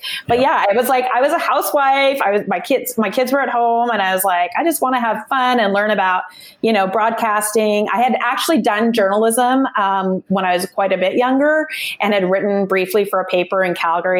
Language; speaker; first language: English; native; English